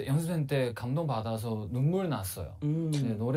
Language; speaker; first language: Korean; non-native, learner; Chinese